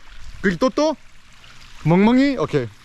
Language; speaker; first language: Korean; non-native, learner; English